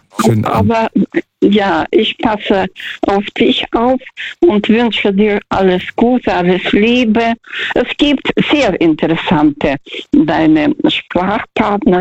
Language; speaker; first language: German; non-native, learner; Russian